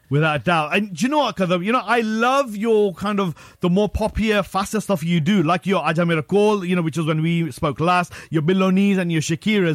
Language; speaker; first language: English; early bilingual, other home language; Hindi